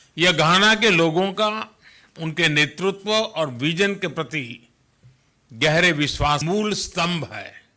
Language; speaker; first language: Hindi; non-native, local second language; Gujarati